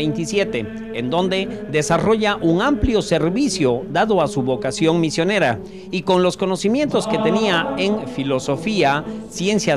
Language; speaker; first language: Spanish; native; Spanish